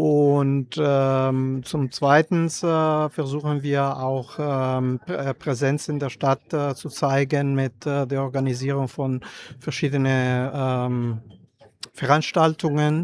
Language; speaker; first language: German; non-native, fluent; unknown